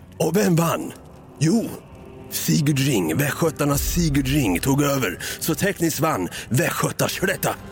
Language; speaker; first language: Swedish; native; Swedish